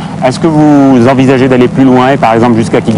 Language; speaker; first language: French; native; French